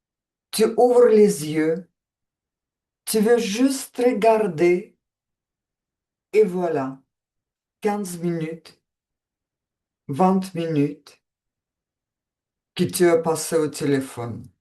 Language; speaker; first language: French; non-native, fluent; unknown